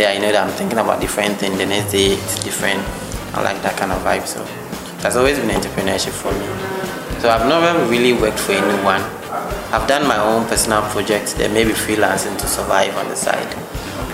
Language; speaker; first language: English; non-native, local second language; Akan